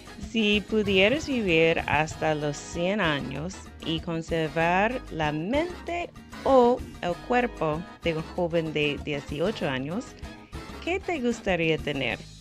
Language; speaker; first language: Spanish; non-native, fluent; English